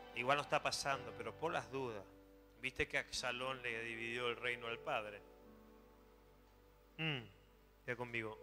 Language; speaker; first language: Spanish; native; Spanish